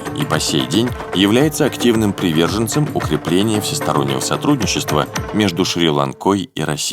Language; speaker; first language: Russian; native; Russian